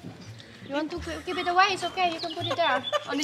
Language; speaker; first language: English; non-native, fluent; Indonesian